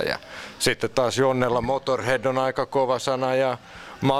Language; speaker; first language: Finnish; native; Finnish